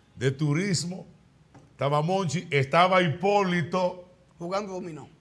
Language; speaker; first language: Spanish; native; Spanish